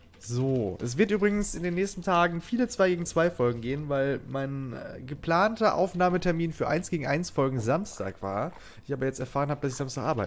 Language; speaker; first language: German; native; German